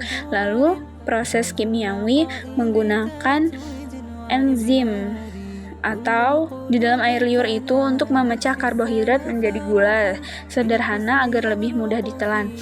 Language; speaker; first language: Indonesian; native; Indonesian